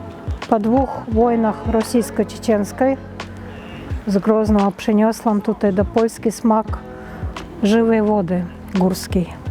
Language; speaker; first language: Polish; non-native, fluent; Chechen